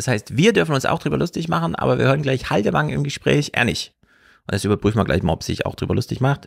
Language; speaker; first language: German; native; German